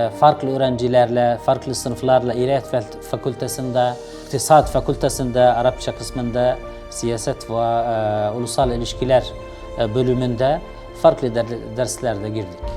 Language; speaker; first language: Turkish; non-native, fluent; Arabic